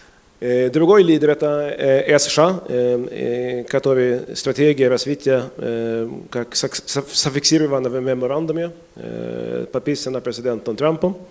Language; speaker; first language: Russian; non-native, fluent; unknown